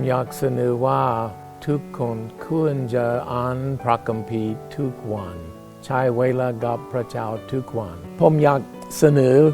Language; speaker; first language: Thai; non-native, fluent; English